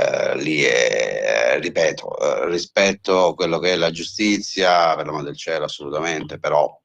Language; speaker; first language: Italian; native; Italian